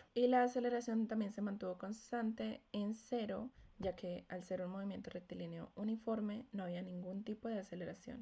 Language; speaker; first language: Spanish; native; Spanish